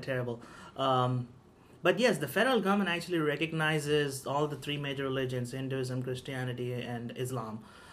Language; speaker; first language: English; non-native, local second language; Tamil